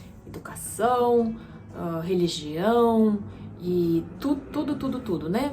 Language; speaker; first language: Portuguese; non-native, fluent; Russian